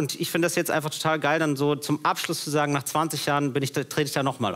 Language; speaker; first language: German; native; German